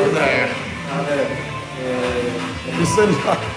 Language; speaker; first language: English; non-native, learner; Albanian